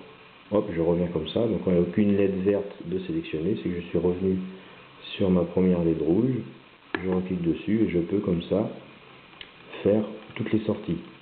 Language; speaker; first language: French; native; French